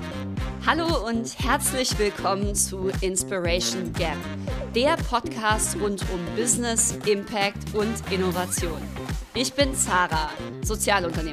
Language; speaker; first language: German; native; German